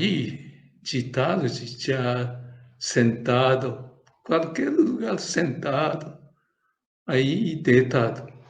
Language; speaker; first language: Portuguese; non-native, learner; Japanese